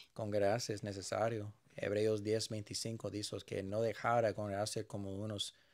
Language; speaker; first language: Spanish; early bilingual, heritage; Spanish